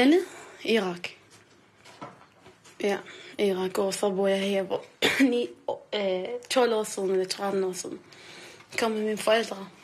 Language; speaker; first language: Danish; non-native, learner; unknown